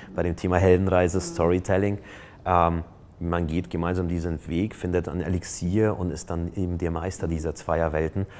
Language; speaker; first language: German; non-native, fluent; Polish